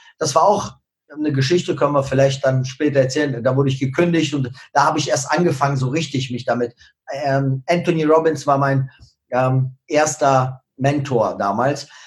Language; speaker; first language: German; early bilingual, other home language; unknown